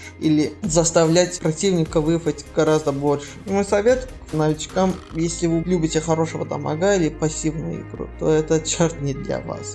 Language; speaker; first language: Russian; native; Russian